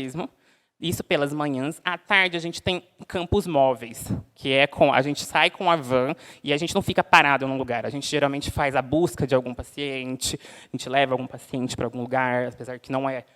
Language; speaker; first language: Portuguese; native; Portuguese